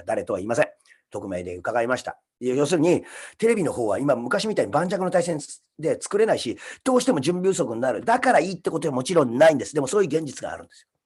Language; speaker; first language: Japanese; native; Japanese